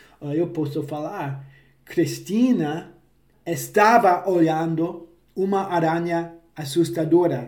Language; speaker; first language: Portuguese; non-native, fluent; English